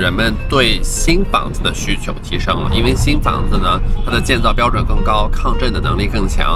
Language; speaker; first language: Chinese; native; Chinese